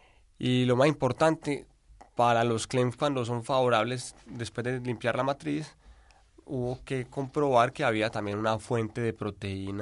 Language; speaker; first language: Spanish; native; Spanish